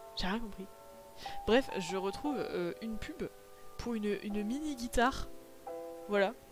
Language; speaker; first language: French; native; French